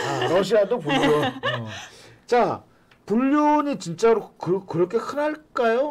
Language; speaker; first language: Korean; native; Korean